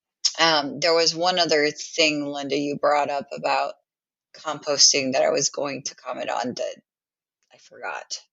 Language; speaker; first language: English; native; English